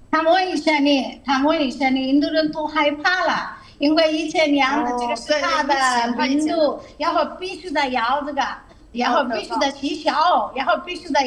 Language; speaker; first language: Chinese; non-native, fluent; Telugu